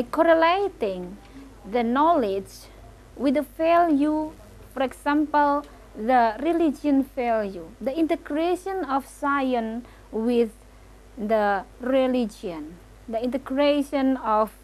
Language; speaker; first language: English; non-native, local second language; Indonesian